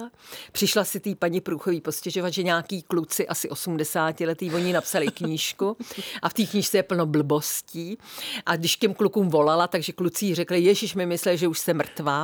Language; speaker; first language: Czech; native; Czech